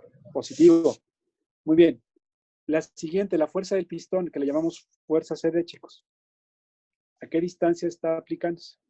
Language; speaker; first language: Spanish; native; Spanish